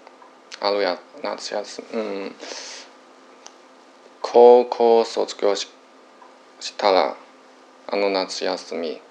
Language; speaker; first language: Japanese; non-native, learner; Chinese